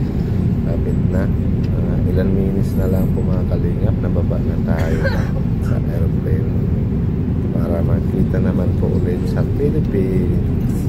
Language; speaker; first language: Filipino; non-native, learner; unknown